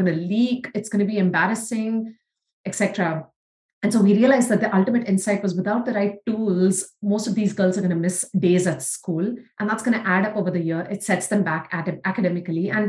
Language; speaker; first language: English; non-native, local second language; Tamil